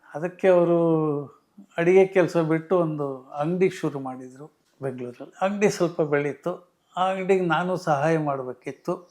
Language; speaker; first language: Kannada; native; Kannada